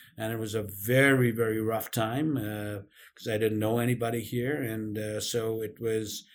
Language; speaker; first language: English; non-native, local second language; Urdu